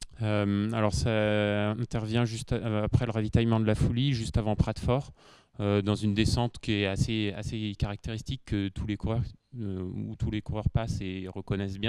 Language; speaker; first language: French; native; French